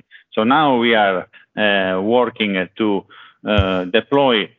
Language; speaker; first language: English; non-native, fluent; Italian